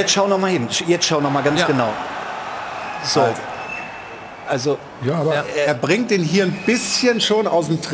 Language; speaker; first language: German; native; German